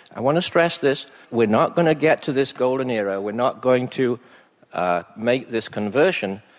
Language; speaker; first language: English; native; English